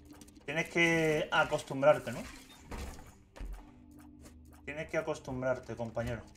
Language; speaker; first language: Spanish; native; Spanish